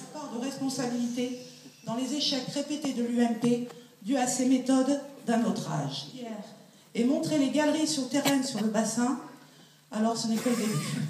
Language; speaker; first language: French; native; French